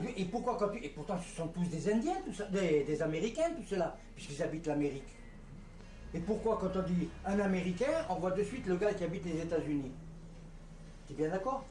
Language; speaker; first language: French; native; French